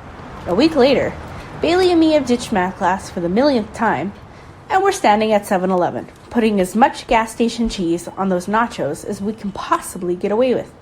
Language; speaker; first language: English; native; English